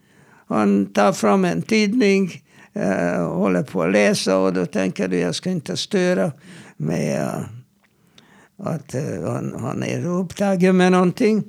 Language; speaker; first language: Swedish; non-native, fluent; Hungarian